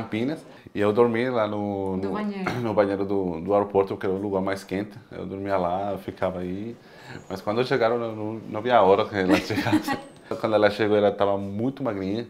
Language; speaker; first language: Portuguese; non-native, fluent; Spanish